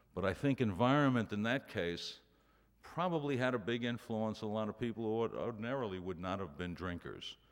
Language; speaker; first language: English; native; English